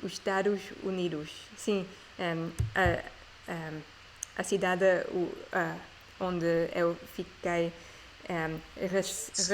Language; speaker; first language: Portuguese; non-native, learner; English